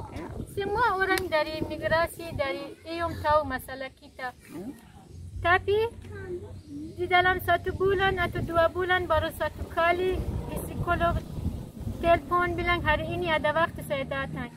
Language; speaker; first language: Indonesian; non-native, learner; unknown